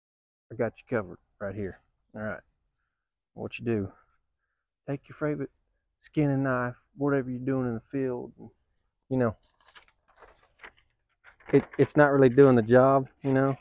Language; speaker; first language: English; native; English